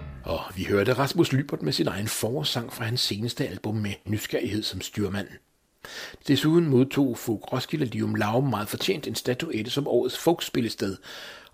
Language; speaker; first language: Danish; native; Danish